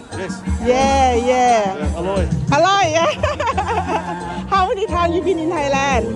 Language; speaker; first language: English; non-native, learner; Thai